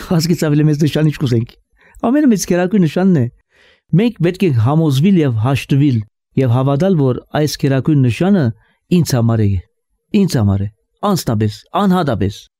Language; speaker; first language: Armenian; early bilingual, heritage; Armenian